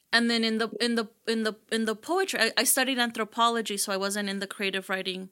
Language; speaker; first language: English; early bilingual, other home language; Spanish